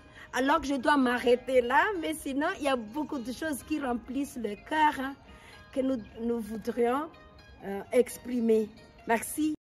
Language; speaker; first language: French; non-native, local second language; Malagasy